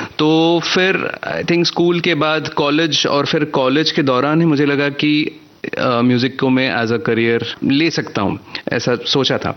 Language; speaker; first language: Hindi; non-native, local second language; Bangla